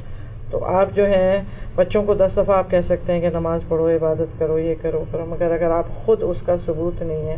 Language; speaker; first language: Urdu; native; Urdu